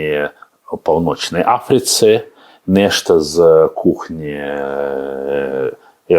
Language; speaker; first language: Belarusian; non-native, learner; Russian